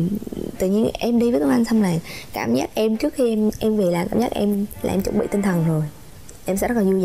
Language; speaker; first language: Vietnamese; native; Vietnamese